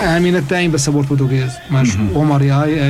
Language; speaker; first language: Portuguese; non-native, learner; Arabic